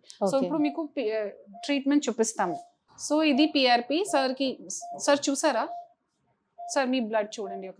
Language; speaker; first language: Telugu; non-native, fluent; Hindi